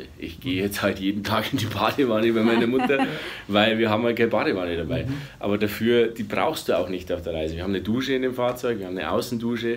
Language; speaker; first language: German; native; German